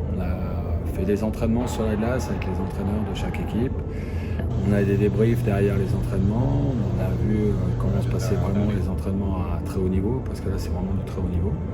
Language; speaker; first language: French; native; French